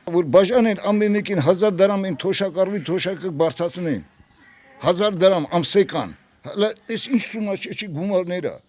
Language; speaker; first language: Armenian; native; Armenian